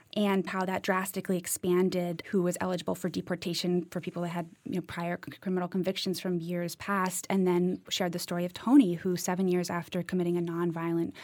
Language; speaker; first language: English; native; English